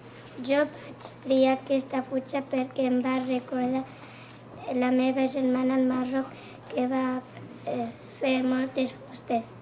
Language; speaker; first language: Catalan; early bilingual, other home language; Arabic